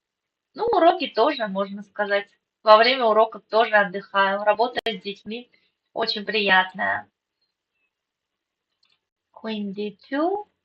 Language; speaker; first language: Russian; non-native, local second language; Armenian